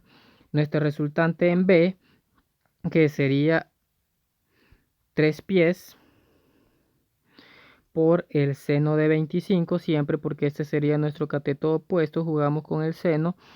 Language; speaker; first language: Spanish; native; Spanish